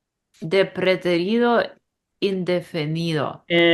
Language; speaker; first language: Spanish; non-native, learner; English